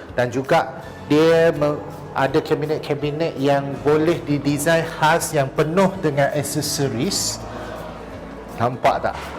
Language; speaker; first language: Malay; non-native, local second language; Chinese